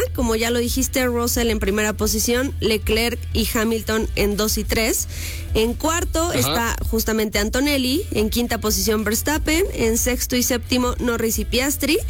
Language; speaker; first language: Spanish; native; Spanish